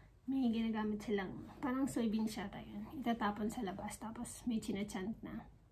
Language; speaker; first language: Filipino; native; Filipino